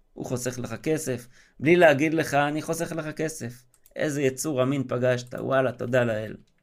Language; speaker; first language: Hebrew; native; Hebrew